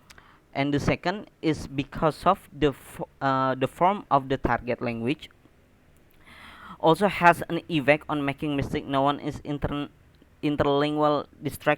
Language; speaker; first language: English; non-native, learner; Indonesian